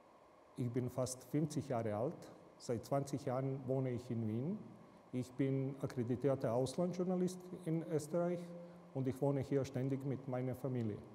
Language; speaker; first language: German; non-native, fluent; Serbian